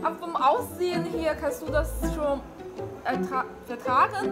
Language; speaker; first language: German; non-native, learner; Chinese